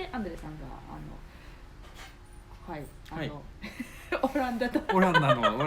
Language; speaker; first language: Japanese; non-native, learner; Russian